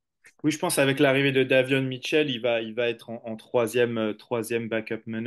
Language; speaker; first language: French; native; French